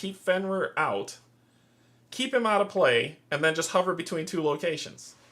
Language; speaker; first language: English; native; English